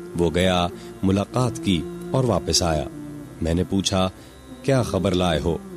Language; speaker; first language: Urdu; non-native, local second language; Punjabi